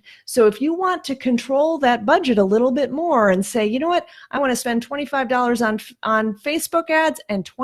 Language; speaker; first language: English; native; English